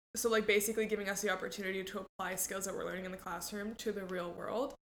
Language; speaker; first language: English; early bilingual, other home language; Spanish